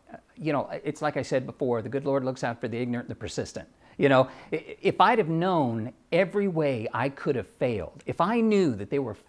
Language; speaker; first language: English; native; English